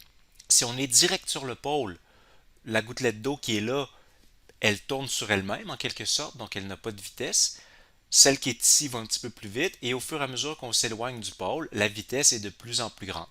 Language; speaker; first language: French; native; French